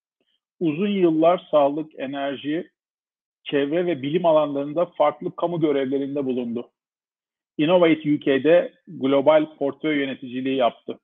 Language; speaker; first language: Turkish; native; Turkish